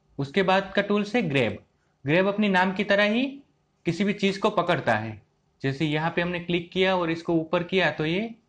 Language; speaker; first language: Hindi; native; Hindi